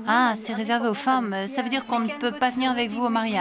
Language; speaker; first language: French; native; French